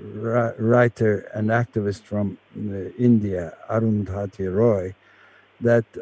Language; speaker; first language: English; non-native, fluent; Turkish